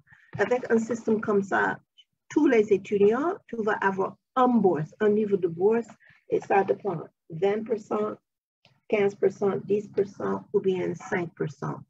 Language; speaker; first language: French; non-native, fluent; English